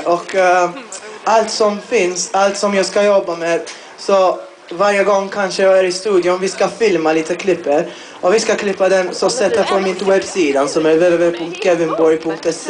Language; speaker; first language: Swedish; non-native, fluent; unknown